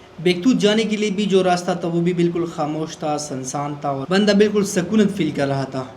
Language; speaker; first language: Urdu; non-native, local second language; Pashto